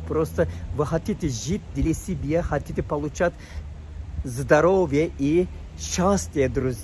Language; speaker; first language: Russian; non-native, fluent; Turkish